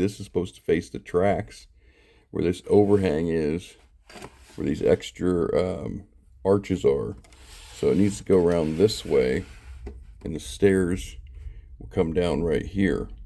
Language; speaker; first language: English; native; English